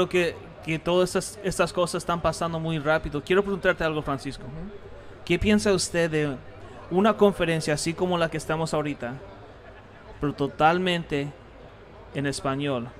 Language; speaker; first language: Spanish; early bilingual, heritage; Spanish